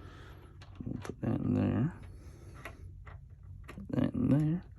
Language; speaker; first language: English; native; English